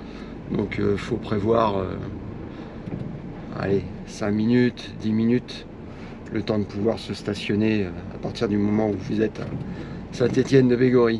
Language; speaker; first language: French; native; French